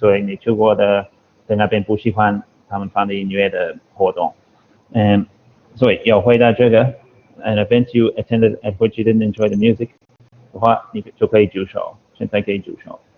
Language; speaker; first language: Chinese; non-native, fluent; English